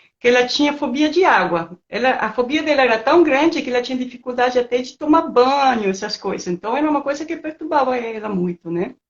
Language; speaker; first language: Portuguese; non-native, fluent; Spanish